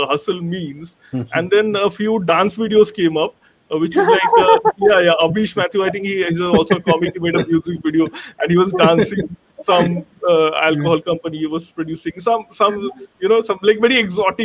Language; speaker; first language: English; non-native, local second language; Bangla